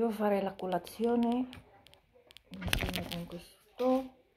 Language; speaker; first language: Italian; non-native, fluent; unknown